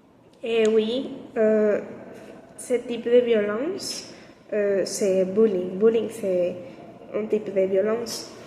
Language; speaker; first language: French; non-native, learner; Spanish